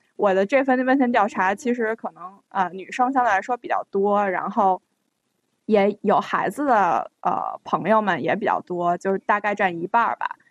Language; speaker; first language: Chinese; native; Chinese